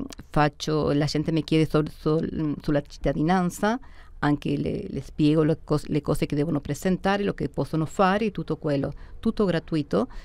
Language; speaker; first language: Italian; early bilingual, heritage; Spanish